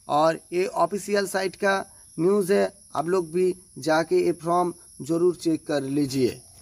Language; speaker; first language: Hindi; non-native, local second language; Bangla